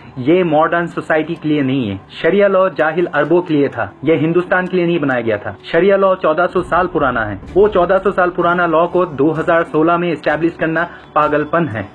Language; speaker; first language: Hindi; non-native, fluent; Bangla